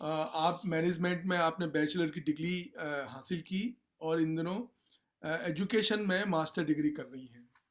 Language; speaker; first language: Hindi; native; Hindi